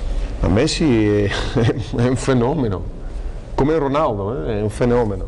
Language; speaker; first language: Italian; non-native, fluent; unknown